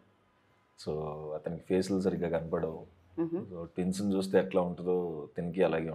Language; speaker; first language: Telugu; native; Telugu